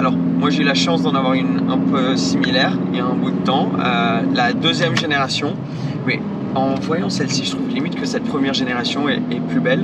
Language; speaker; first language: French; native; French